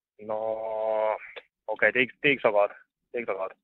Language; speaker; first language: Danish; non-native, learner; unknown